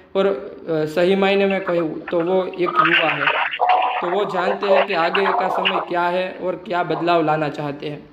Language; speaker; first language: Hindi; non-native, local second language; Gujarati